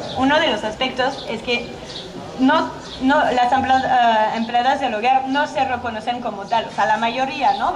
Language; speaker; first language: Spanish; non-native, fluent; French